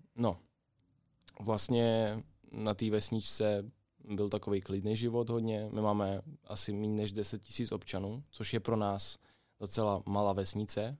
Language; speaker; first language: Czech; non-native, fluent; Ukrainian